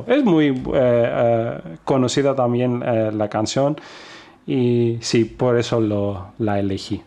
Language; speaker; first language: Spanish; non-native, fluent; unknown